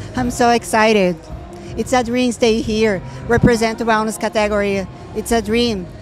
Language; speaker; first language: English; non-native, learner; Portuguese